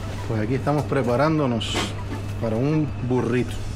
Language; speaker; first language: Spanish; native; Spanish